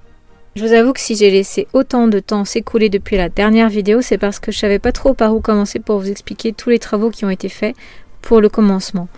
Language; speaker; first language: French; native; French